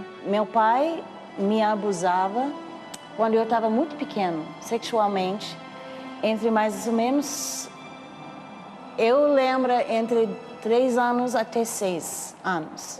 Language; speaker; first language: Portuguese; non-native, learner; English